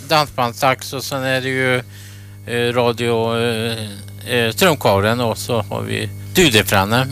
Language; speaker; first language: Swedish; native; Swedish